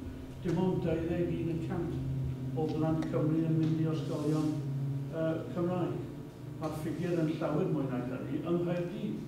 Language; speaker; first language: Welsh; native; Welsh